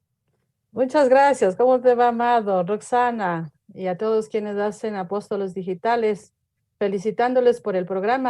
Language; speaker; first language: Spanish; native; Spanish